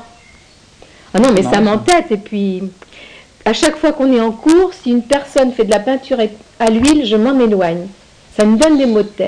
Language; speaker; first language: French; native; French